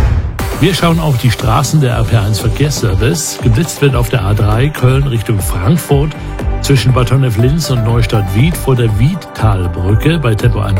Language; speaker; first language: German; native; German